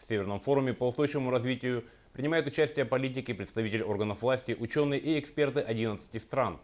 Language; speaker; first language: Russian; native; Russian